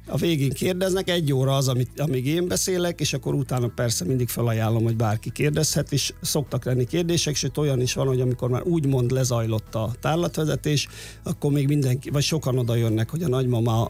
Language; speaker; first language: Hungarian; native; Hungarian